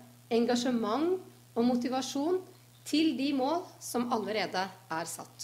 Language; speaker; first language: Norwegian; native; Norwegian